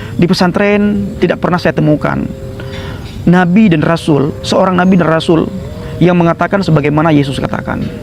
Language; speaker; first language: Indonesian; non-native, local second language; Achinese